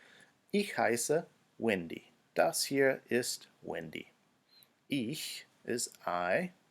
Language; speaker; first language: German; non-native, fluent; English